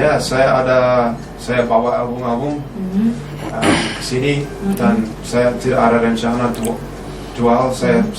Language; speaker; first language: Indonesian; non-native, fluent; English